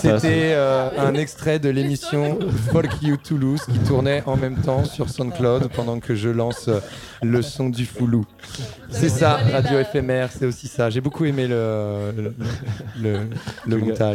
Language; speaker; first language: French; native; French